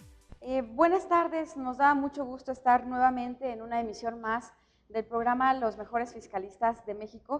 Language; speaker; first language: Spanish; native; Spanish